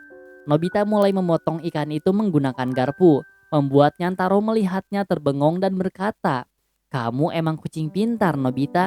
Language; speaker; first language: Indonesian; native; Indonesian